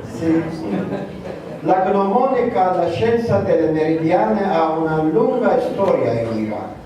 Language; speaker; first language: Italian; non-native, learner; Persian